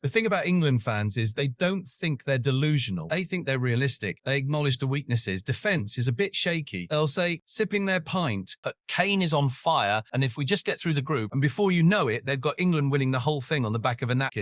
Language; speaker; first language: English; native; English